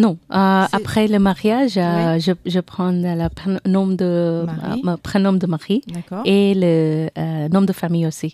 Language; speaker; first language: French; non-native, learner; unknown